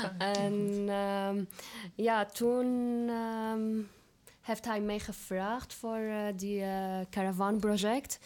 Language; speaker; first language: Dutch; non-native, fluent; Arabic